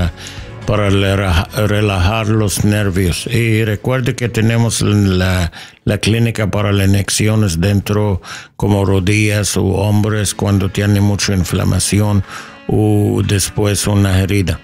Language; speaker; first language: Spanish; non-native, learner; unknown